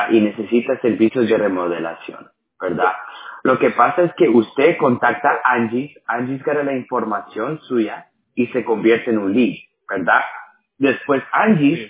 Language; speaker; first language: Spanish; early bilingual, other home language; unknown